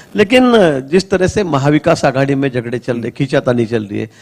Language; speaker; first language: Hindi; non-native, local second language; Marathi